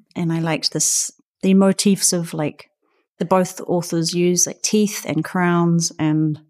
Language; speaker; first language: English; native; English